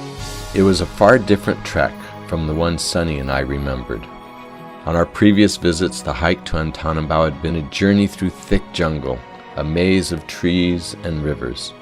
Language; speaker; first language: English; native; English